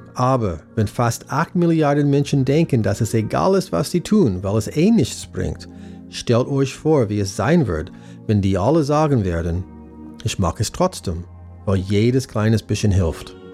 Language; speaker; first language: German; non-native, fluent; English